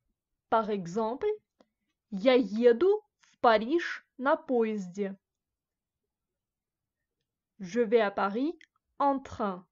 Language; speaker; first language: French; non-native, fluent; Russian